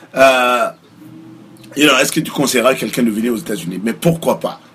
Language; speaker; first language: French; non-native, local second language; Mossi